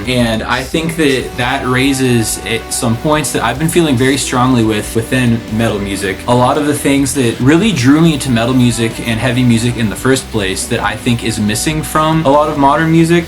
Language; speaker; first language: English; native; English